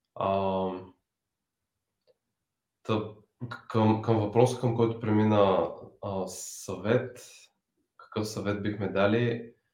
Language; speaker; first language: Bulgarian; native; Bulgarian